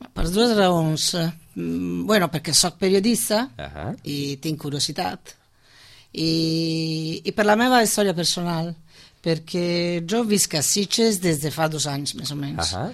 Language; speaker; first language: Catalan; non-native, fluent; Italian